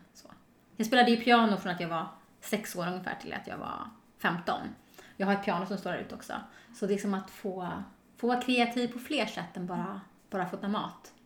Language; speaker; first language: Swedish; native; Swedish